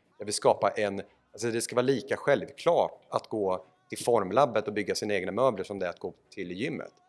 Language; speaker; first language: Swedish; native; Swedish